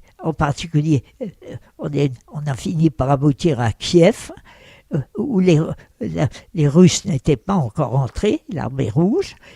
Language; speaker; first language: French; early bilingual, other home language; Russian